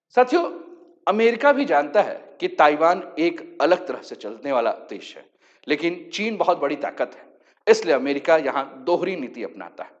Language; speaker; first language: Hindi; native; Hindi